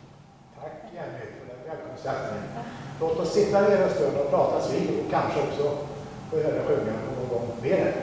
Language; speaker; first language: Swedish; native; Swedish